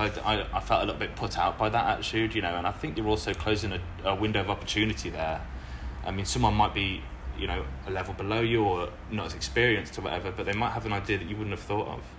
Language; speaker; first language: English; native; English